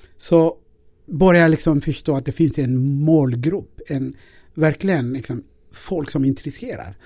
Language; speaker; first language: Swedish; non-native, fluent; Amharic